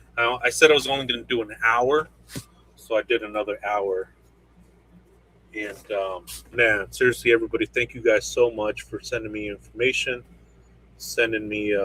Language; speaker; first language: English; native; English